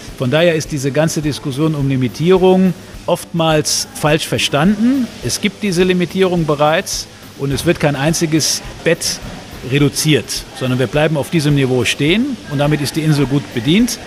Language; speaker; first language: German; native; German